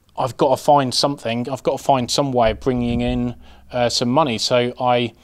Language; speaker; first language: English; native; English